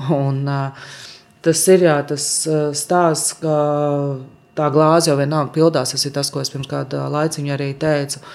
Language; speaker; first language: Latvian; native; Latvian